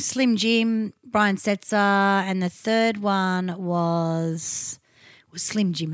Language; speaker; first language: English; native; English